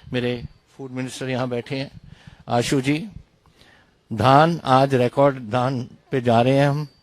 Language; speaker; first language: Urdu; non-native, local second language; Punjabi